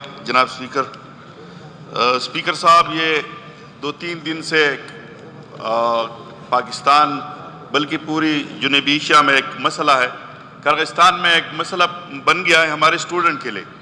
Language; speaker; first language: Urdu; non-native, local second language; Pashto